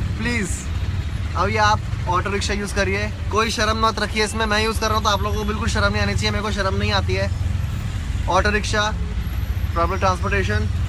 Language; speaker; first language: Hindi; native; Hindi